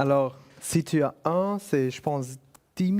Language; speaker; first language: French; non-native, fluent; German